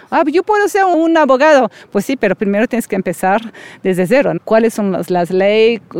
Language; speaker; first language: Spanish; non-native, fluent; French